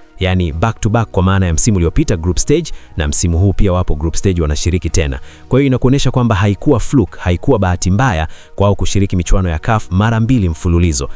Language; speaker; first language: Swahili; native; Swahili